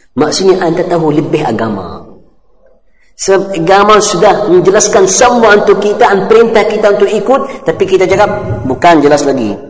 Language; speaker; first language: Malay; non-native, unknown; Arabic